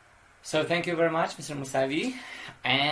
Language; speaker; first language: English; non-native, fluent; Persian